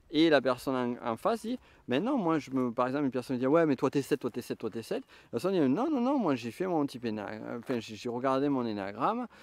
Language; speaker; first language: French; native; French